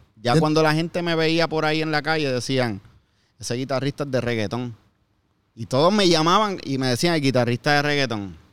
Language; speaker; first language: Spanish; native; Spanish